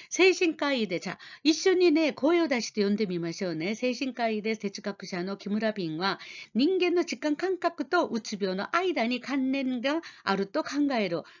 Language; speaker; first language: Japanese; non-native, fluent; Korean